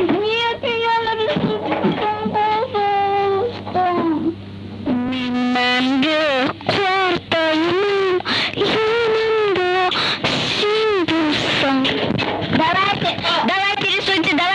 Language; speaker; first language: Russian; native; Russian